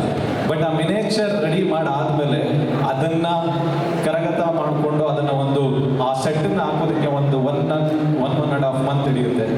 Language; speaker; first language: Kannada; native; Kannada